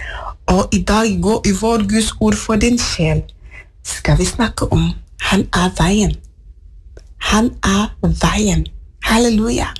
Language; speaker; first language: Norwegian; non-native, fluent; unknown